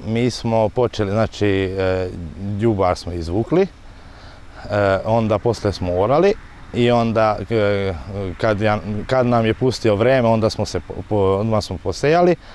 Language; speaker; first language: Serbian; non-native, local second language; Hungarian